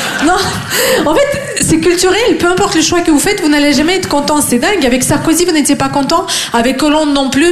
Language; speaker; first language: French; non-native, fluent; Russian